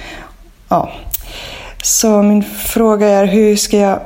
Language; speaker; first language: Swedish; non-native, fluent; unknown